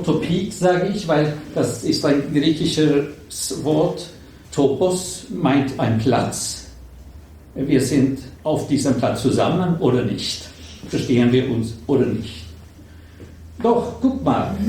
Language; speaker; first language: German; non-native, learner; Swedish